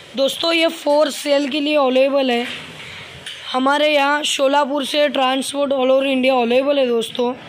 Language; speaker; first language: Hindi; non-native, local second language; Urdu